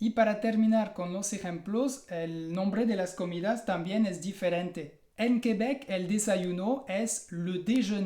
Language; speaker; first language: Spanish; non-native, fluent; French